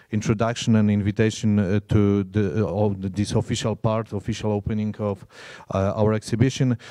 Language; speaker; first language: English; non-native, fluent; Polish